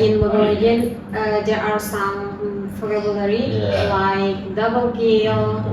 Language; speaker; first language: English; non-native, learner; Indonesian